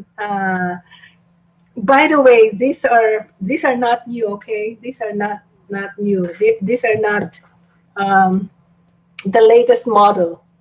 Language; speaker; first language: English; non-native, local second language; Filipino